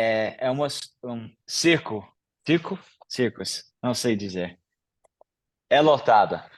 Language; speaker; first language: Portuguese; non-native, learner; English